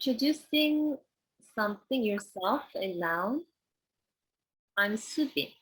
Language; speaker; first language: English; non-native, fluent; Korean